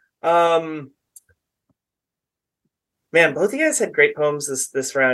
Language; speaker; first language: English; native; English